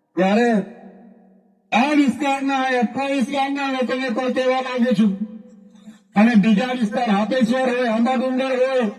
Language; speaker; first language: Gujarati; non-native, local second language; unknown